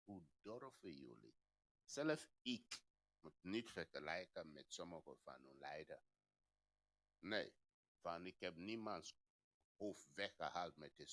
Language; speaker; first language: Dutch; non-native, fluent; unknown